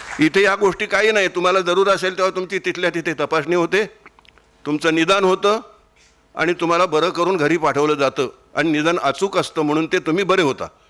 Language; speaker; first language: Marathi; native; Marathi